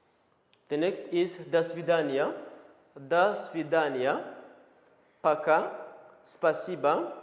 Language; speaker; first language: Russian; non-native, learner; Kinyarwanda